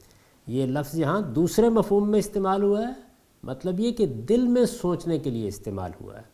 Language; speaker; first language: Urdu; native; Urdu